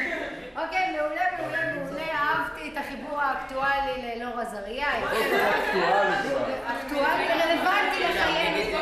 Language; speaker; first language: Hebrew; native; Hebrew